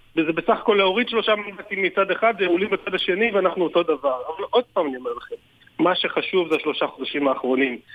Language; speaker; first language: Hebrew; native; Hebrew